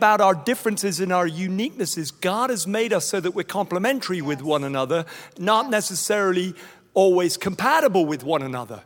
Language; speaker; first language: English; native; English